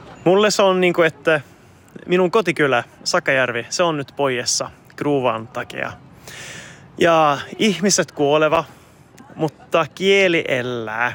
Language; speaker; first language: Finnish; non-native, learner; Swedish